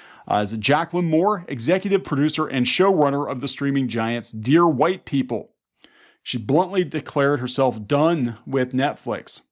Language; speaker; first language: English; native; English